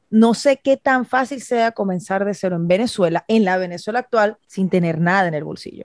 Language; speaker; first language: Spanish; native; Spanish